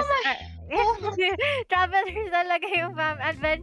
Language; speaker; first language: English; non-native, local second language; Filipino